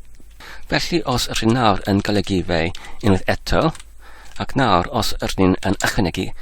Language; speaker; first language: Welsh; non-native, learner; English